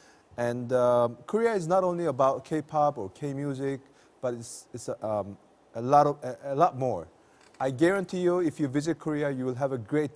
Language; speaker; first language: English; non-native, fluent; Korean